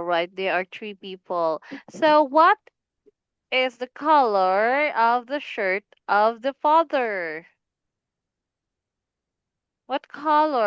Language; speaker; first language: English; non-native, fluent; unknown